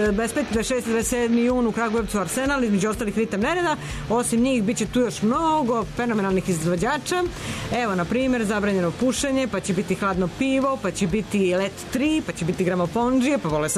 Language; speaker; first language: Serbian; native; Serbian